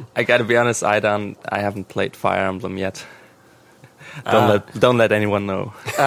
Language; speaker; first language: English; non-native, fluent; German